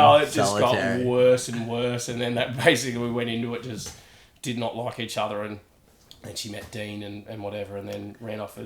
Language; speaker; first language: English; native; English